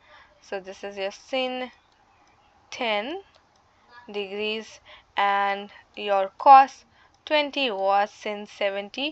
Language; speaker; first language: English; non-native, local second language; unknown